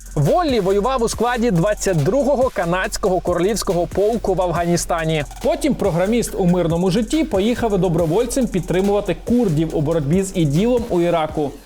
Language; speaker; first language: Ukrainian; native; Ukrainian